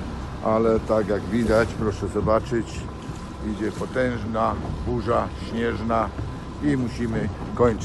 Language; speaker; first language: Polish; native; Polish